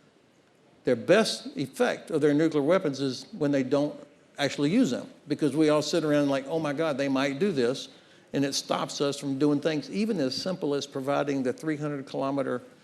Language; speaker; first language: English; native; English